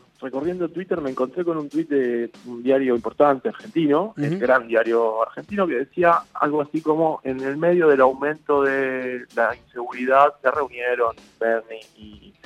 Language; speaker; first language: Spanish; native; Spanish